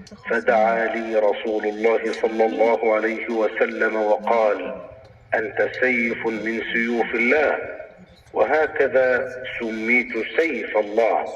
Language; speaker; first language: Arabic; native; Arabic